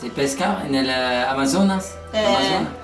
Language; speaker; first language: Spanish; non-native, learner; French